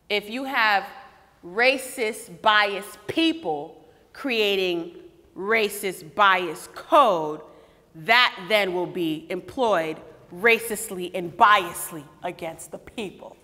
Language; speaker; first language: English; native; English